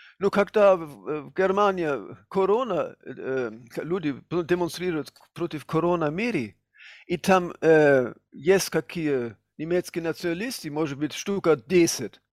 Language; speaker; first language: Russian; non-native, fluent; German